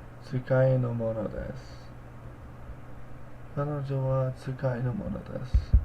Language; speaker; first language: Japanese; non-native, learner; English